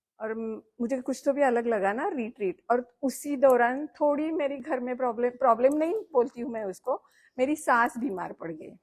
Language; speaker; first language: Hindi; non-native, local second language; Marathi